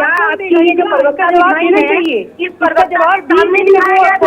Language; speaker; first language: Hindi; native; Hindi